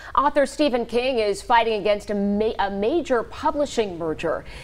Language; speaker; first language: English; native; English